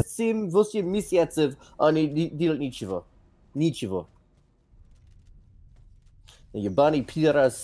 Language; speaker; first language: Russian; non-native, learner; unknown